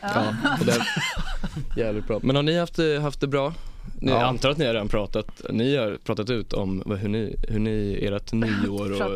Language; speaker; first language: Swedish; native; Swedish